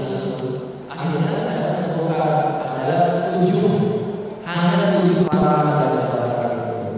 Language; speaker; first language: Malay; non-native, local second language; Sundanese